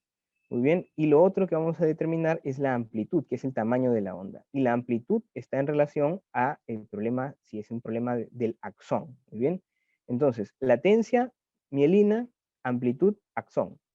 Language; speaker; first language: Spanish; native; Spanish